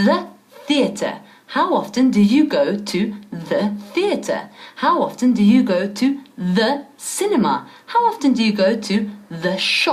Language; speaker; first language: English; non-native, fluent; Spanish